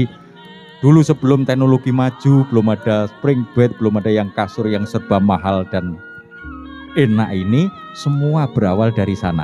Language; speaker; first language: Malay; non-native, local second language; Javanese